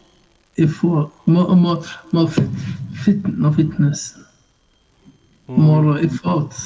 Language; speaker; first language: English; non-native, learner; Arabic